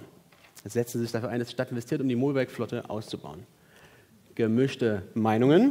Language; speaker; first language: German; native; German